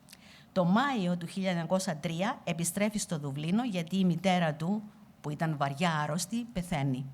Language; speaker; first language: Greek; native; Greek